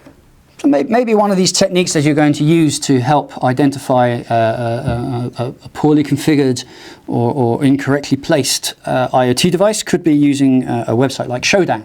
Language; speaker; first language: English; native; English